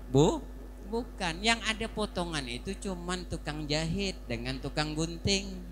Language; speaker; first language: Indonesian; non-native, local second language; Banjar